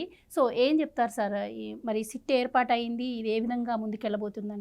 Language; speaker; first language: Telugu; native; Telugu